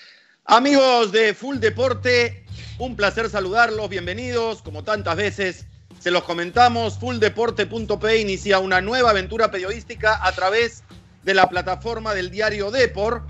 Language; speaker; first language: Spanish; native; Spanish